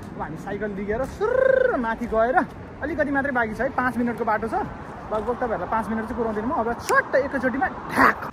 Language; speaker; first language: Nepali; native; Nepali